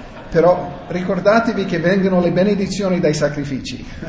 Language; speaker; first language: Italian; non-native, fluent; English